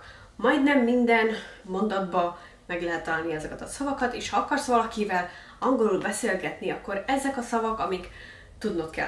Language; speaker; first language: Hungarian; early bilingual, heritage; Hungarian